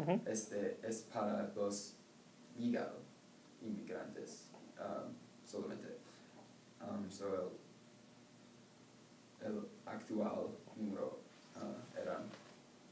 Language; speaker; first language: Spanish; non-native, learner; English